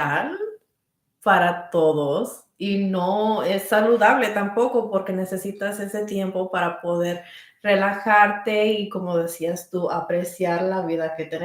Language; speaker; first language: Spanish; early bilingual, heritage; Spanish